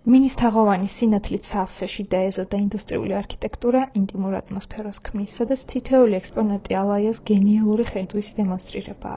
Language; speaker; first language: Georgian; native; Georgian